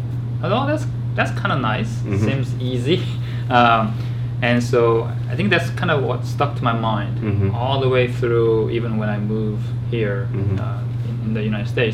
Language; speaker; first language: English; non-native, fluent; Korean